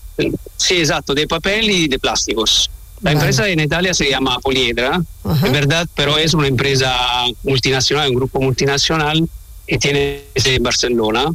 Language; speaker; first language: Spanish; non-native, learner; Italian